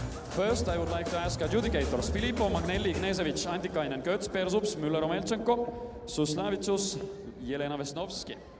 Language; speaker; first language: English; non-native, fluent; Estonian